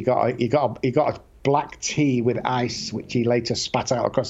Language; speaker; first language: English; native; English